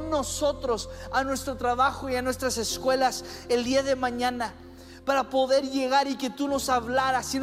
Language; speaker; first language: Spanish; early bilingual, other home language; English